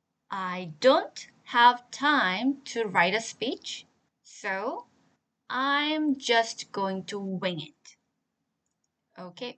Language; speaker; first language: English; non-native, fluent; Korean